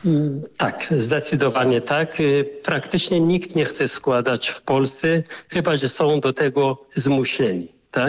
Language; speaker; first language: Polish; non-native, fluent; Arabic